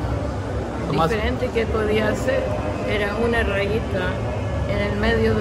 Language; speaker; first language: Spanish; non-native, local second language; English